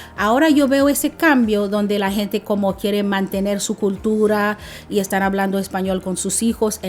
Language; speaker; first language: Spanish; non-native, fluent; English